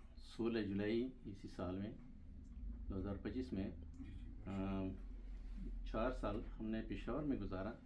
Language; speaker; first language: Hindi; non-native, fluent; Pashto